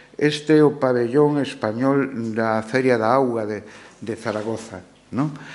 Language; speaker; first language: Galician; non-native, local second language; Spanish